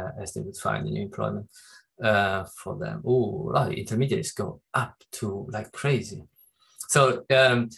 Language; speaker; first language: English; non-native, fluent; Italian